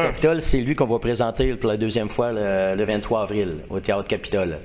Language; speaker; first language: French; native; French